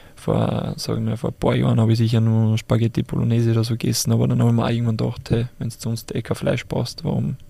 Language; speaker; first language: German; native; German